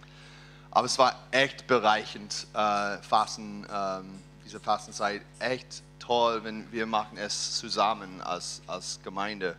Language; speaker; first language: German; non-native, learner; English